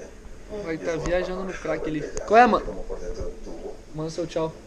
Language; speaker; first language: Portuguese; native; Portuguese